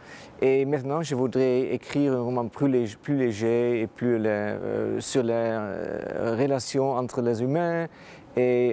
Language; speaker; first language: French; non-native, fluent; Dutch